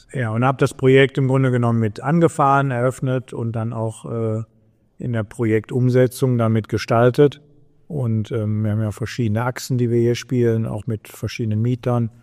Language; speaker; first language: German; native; German